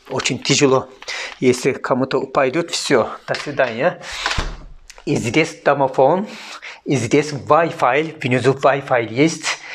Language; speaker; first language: Russian; non-native, learner; Turkish